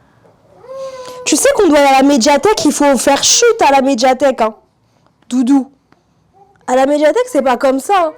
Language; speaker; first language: French; native; French